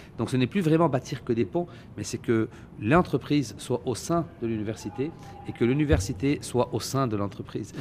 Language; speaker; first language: French; non-native, local second language; Arabic